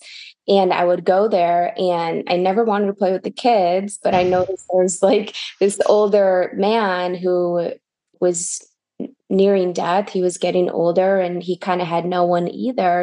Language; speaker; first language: English; early bilingual, other home language; Russian